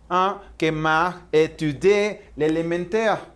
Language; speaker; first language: French; non-native, learner; Spanish